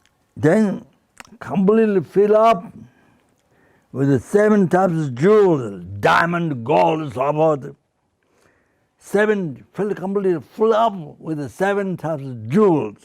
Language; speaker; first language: English; non-native, fluent; Sherpa